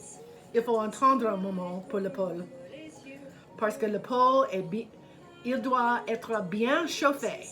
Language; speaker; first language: French; non-native, fluent; English